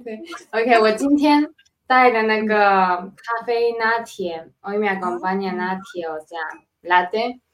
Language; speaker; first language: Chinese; non-native, fluent; Spanish